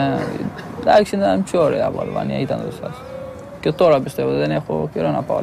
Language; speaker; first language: Greek; non-native, fluent; Albanian